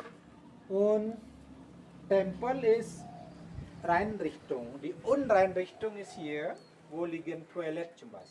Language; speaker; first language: German; non-native, learner; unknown